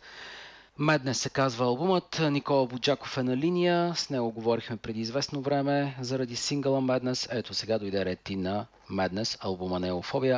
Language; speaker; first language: Bulgarian; native; Bulgarian